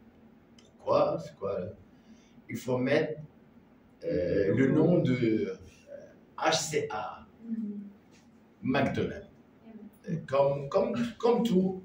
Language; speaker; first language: French; non-native, learner; Arabic